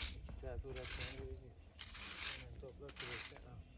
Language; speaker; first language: Turkish; native; Turkish